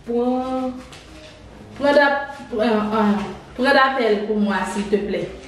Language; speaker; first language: French; non-native, learner; Haitian Creole